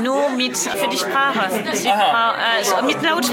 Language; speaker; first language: German; non-native, learner; French